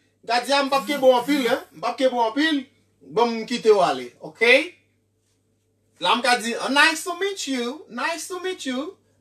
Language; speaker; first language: English; non-native, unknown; Haitian Creole